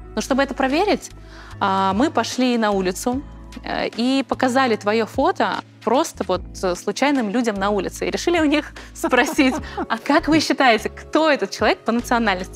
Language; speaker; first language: Russian; native; Russian